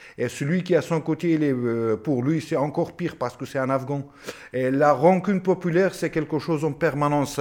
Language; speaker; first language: French; non-native, fluent; Pashto